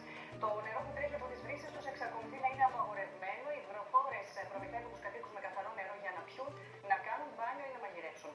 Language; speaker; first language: Greek; native; Greek